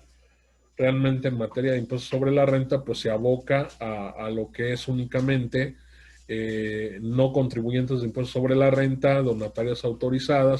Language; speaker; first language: Spanish; native; Spanish